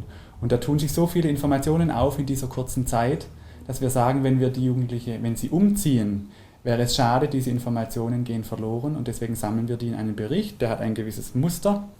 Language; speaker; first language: German; native; German